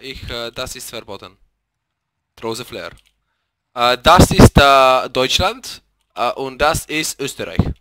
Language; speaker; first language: German; non-native, learner; Bulgarian